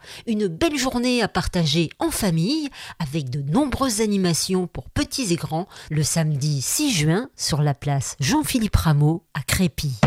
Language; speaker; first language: French; native; French